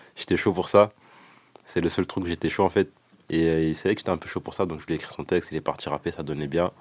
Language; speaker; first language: French; early bilingual, other home language; Lingala